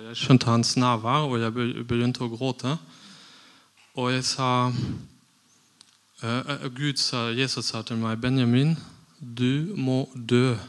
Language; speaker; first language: Norwegian; non-native, fluent; German